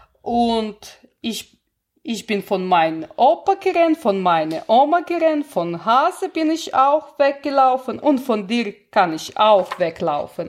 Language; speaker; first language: German; non-native, learner; Russian